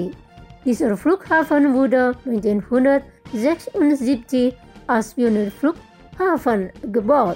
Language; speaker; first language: German; non-native, fluent; Indonesian